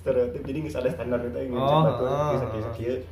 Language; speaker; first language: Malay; non-native, local second language; Sundanese